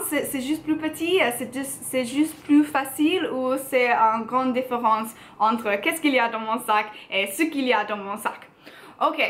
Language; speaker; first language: French; non-native, learner; English